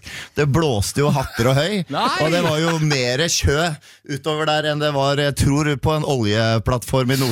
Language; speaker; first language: Norwegian; native; Norwegian